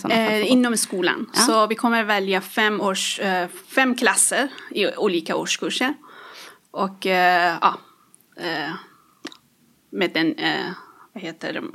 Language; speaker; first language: Swedish; non-native, fluent; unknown